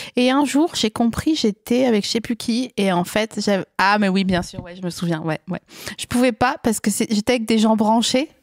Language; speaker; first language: French; native; French